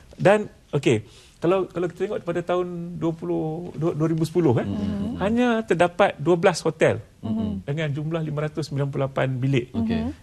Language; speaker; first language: Malay; native; Malay